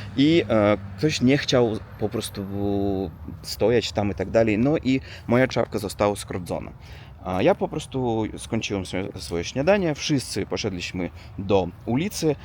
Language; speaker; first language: Polish; non-native, learner; Russian